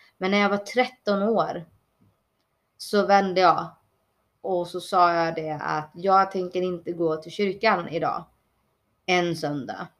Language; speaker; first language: Swedish; early bilingual, other home language; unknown